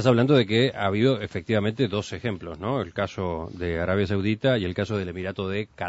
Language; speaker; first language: Spanish; native; Spanish